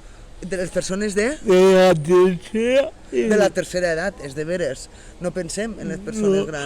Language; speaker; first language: Catalan; native; Catalan